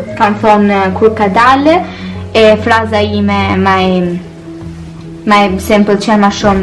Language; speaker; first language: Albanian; early bilingual, heritage; Albanian